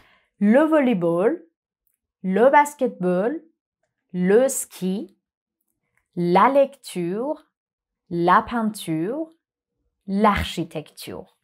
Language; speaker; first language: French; non-native, fluent; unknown